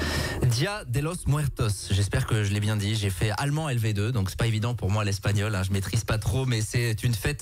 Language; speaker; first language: French; native; French